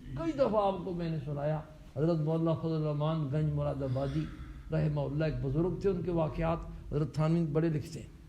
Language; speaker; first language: Urdu; non-native, local second language; Punjabi